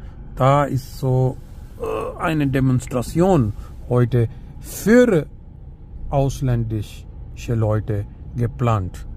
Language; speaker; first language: German; non-native, learner; Urdu